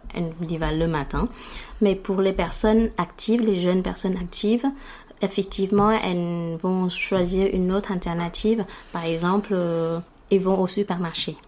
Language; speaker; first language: French; non-native, fluent; Vietnamese